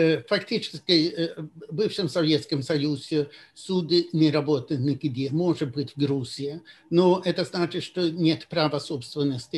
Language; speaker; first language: Russian; non-native, fluent; Swedish